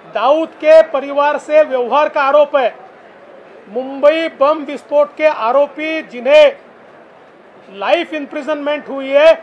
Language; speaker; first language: Hindi; non-native, local second language; Marathi